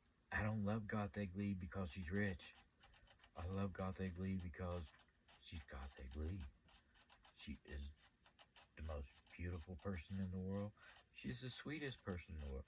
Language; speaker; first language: English; native; English